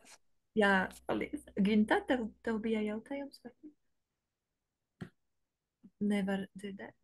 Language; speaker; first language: Latvian; non-native, learner; French